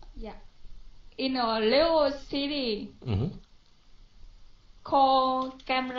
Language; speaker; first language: English; non-native, learner; Vietnamese